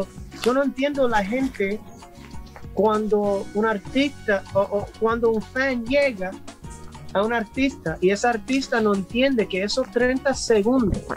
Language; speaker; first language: Spanish; early bilingual, heritage; English